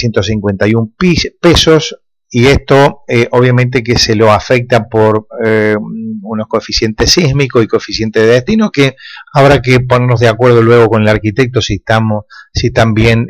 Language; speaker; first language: Spanish; native; Spanish